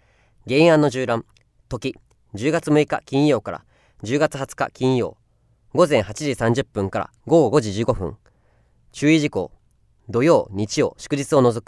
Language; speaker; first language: Japanese; native; Japanese